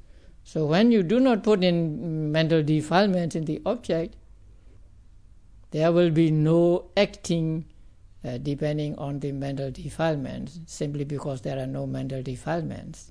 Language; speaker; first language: English; non-native, fluent; Burmese